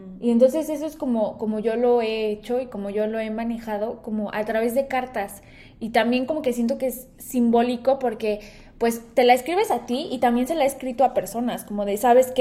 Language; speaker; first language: Spanish; native; Spanish